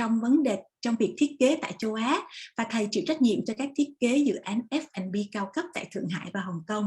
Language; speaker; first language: Vietnamese; native; Vietnamese